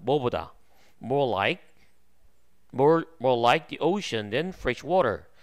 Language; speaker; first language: English; non-native, fluent; Korean